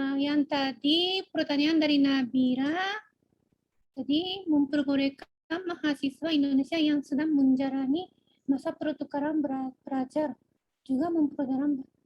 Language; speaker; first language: Indonesian; non-native, fluent; Japanese